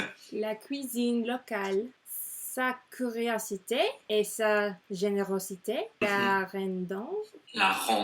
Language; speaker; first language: French; non-native, learner; English